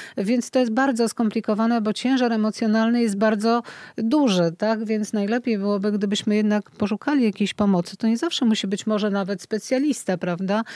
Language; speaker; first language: Polish; native; Polish